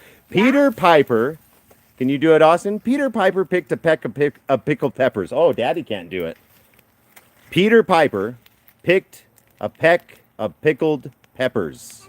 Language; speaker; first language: English; native; English